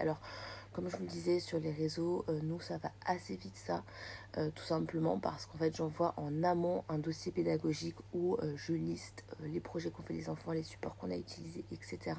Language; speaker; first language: French; native; French